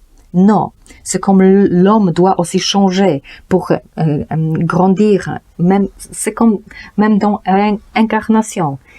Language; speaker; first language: French; non-native, learner; Polish